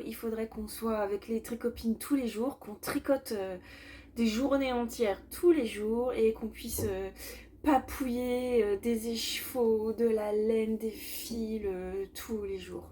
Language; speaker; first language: French; native; French